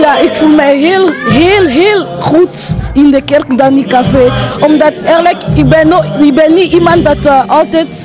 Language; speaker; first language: Dutch; early bilingual, other home language; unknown